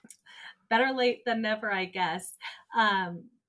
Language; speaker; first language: English; native; English